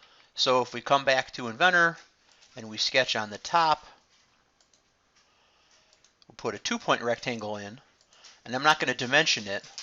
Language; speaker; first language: English; native; English